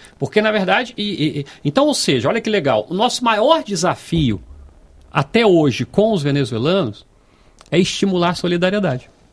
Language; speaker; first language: Portuguese; native; Portuguese